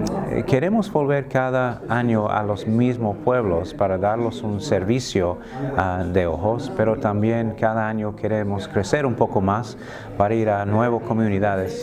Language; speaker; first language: Spanish; non-native, fluent; English